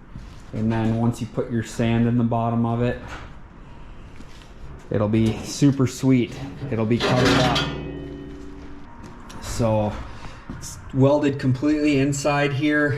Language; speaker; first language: English; native; English